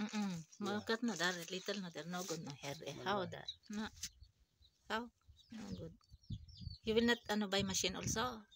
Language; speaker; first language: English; non-native, learner; Filipino